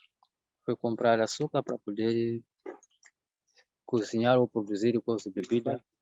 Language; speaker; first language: Portuguese; non-native, local second language; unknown